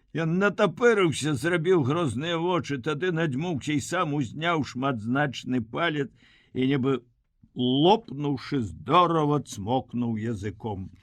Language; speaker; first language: Belarusian; native; Belarusian